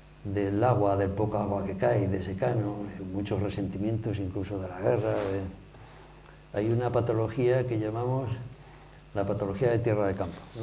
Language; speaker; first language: Spanish; native; Spanish